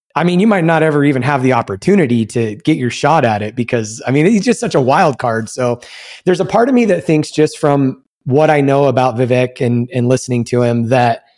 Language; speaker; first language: English; early bilingual, other home language; Spanish